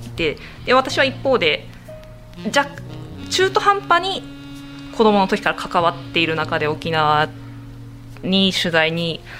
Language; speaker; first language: Japanese; native; Japanese